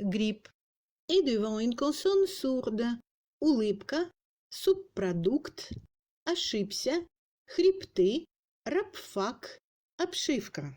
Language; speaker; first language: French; non-native, fluent; Russian